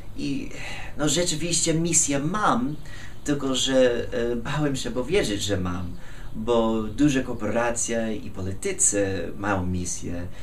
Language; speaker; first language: Polish; non-native, fluent; English